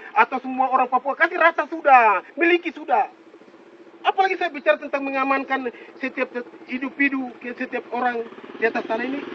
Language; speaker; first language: Indonesian; native; Indonesian